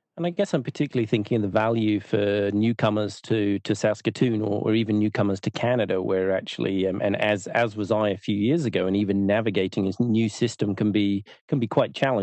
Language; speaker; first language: English; native; English